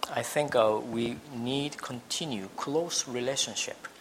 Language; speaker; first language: English; non-native, fluent; Japanese